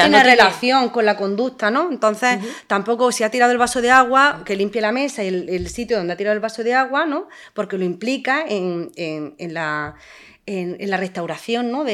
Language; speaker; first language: Spanish; native; Spanish